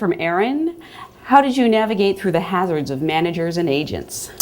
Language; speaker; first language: English; native; English